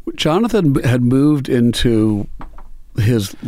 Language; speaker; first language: English; native; English